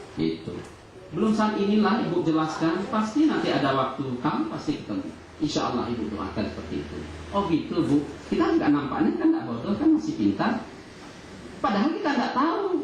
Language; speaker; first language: Indonesian; non-native, local second language; Achinese